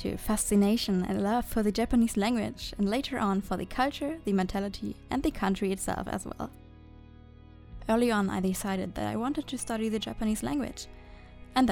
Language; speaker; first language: English; non-native, fluent; German